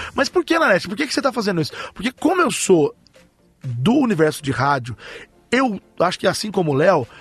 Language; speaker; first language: Portuguese; native; Portuguese